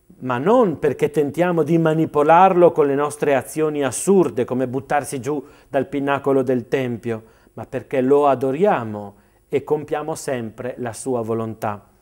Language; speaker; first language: Italian; native; Italian